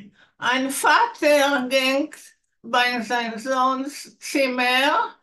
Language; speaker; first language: German; non-native, learner; Hebrew